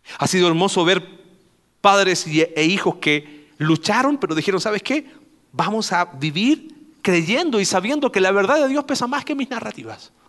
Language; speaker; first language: Spanish; native; Spanish